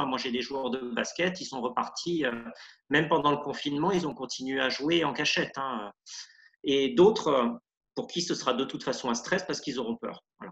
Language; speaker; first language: French; native; French